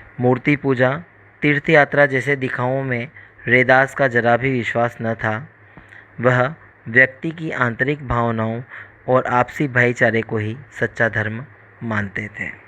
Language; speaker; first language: Hindi; native; Hindi